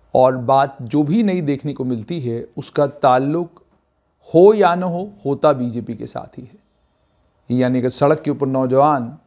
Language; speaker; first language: Hindi; non-native, local second language; Dogri